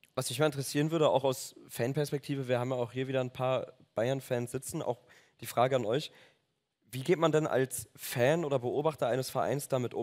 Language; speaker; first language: German; native; German